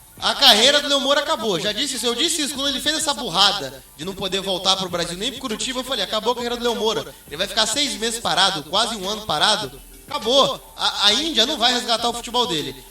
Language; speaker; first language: Portuguese; native; Portuguese